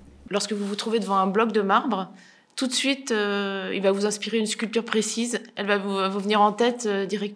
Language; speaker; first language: French; native; French